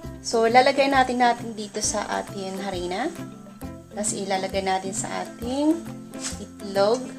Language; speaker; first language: Filipino; non-native, local second language; Cebuano